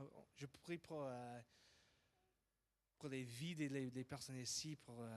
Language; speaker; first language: French; non-native, fluent; English